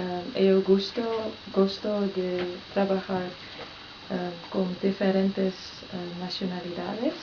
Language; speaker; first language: Portuguese; non-native, learner; Dutch